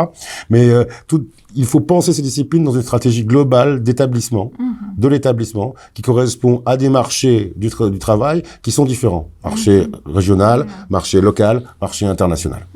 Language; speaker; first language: French; native; French